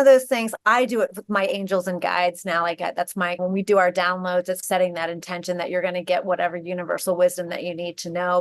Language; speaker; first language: English; native; English